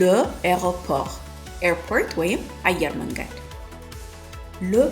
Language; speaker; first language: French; non-native, fluent; Amharic